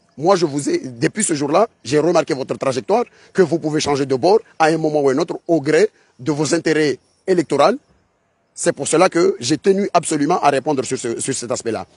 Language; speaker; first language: French; non-native, local second language; Ngazidja Comorian